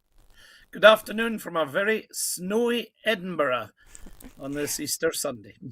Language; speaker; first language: English; native; English